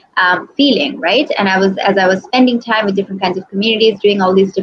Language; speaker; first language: English; non-native, local second language; Bangla